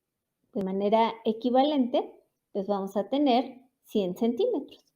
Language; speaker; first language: Spanish; native; Spanish